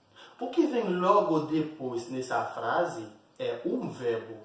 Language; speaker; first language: Portuguese; non-native, fluent; Haitian Creole